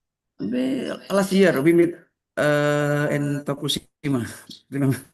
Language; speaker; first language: English; non-native, learner; Indonesian